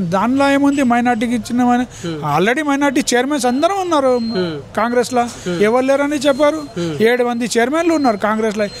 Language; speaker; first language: Telugu; non-native, local second language; Urdu